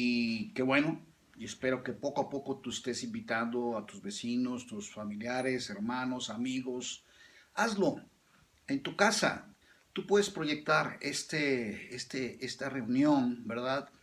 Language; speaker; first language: Spanish; native; Spanish